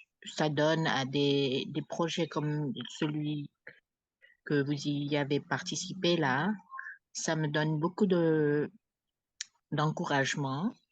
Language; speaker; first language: French; non-native, fluent; Khmer